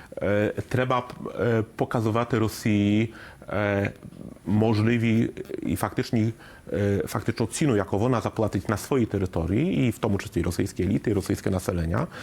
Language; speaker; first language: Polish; non-native, learner; Ukrainian